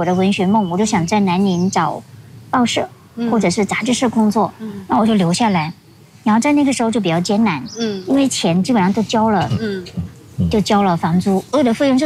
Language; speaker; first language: Chinese; non-native, local second language; Hakka Chinese